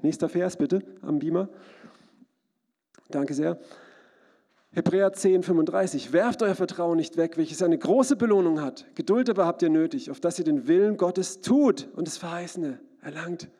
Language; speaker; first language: German; native; German